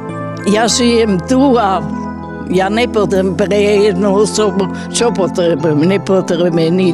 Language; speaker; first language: Slovak; non-native, fluent; German